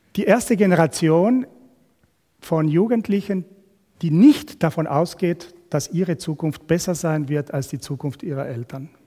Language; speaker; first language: German; non-native, fluent; Spanish